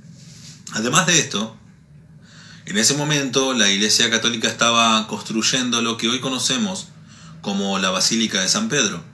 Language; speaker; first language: Spanish; native; Spanish